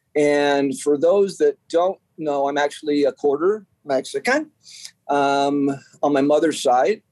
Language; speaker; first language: English; native; English